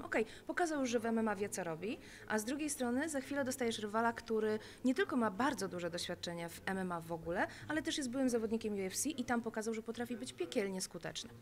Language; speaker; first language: Polish; native; Polish